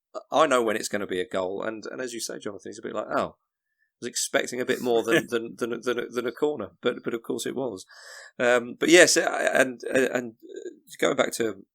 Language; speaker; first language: English; native; English